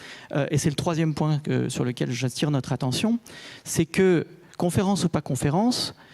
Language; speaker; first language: French; native; French